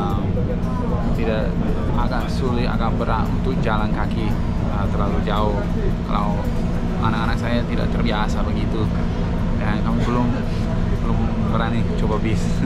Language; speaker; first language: Indonesian; non-native, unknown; English